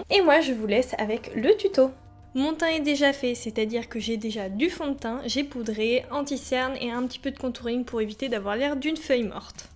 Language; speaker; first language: French; native; French